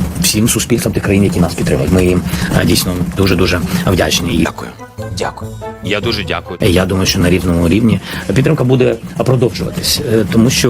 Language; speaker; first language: Ukrainian; non-native, local second language; Russian